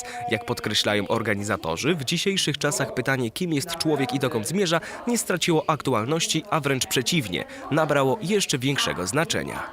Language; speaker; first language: Polish; native; Polish